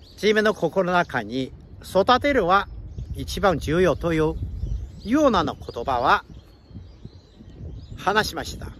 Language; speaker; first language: Japanese; non-native, fluent; Chinese